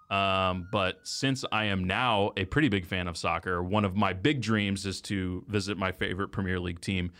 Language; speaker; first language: English; native; English